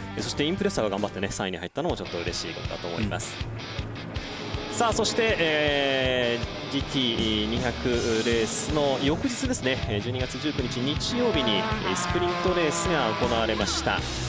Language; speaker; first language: Japanese; native; Japanese